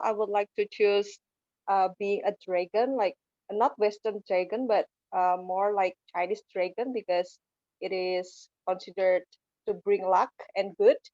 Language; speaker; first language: English; non-native, fluent; Indonesian